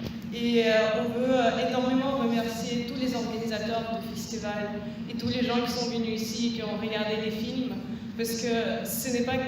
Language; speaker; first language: French; non-native, fluent; Russian